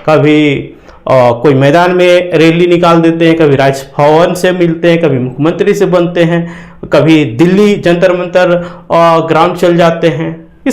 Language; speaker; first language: Hindi; native; Hindi